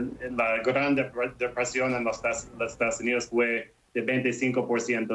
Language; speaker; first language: Spanish; non-native, fluent; English